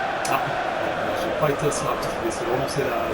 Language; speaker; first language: French; native; French